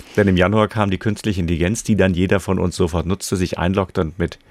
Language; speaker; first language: German; native; German